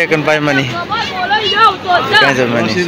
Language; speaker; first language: English; non-native, fluent; Persian